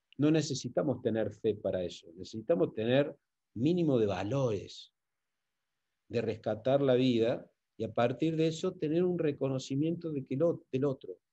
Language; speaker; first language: Spanish; native; Spanish